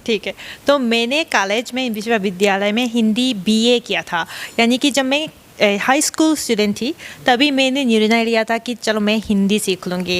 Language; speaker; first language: Hindi; non-native, fluent; Japanese